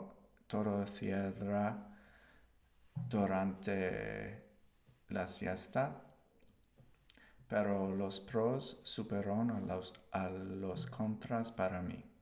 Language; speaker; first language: Spanish; non-native, learner; English